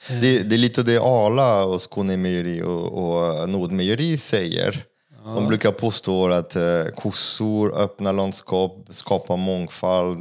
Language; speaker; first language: Swedish; non-native, fluent; French